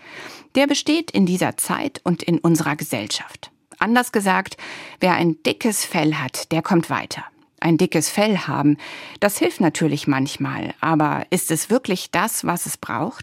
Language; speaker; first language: German; native; German